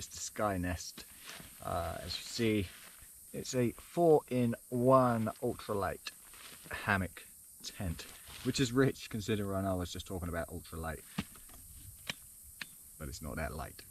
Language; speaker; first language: English; native; English